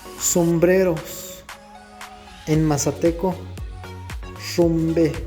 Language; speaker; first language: Spanish; non-native, local second language; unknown